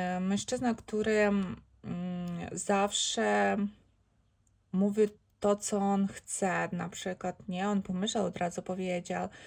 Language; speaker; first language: Polish; non-native, learner; Ukrainian